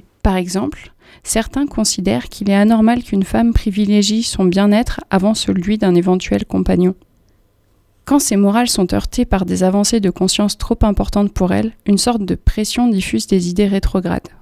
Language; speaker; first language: French; native; French